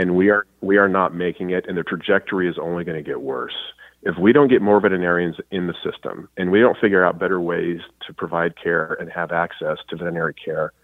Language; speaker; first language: English; native; English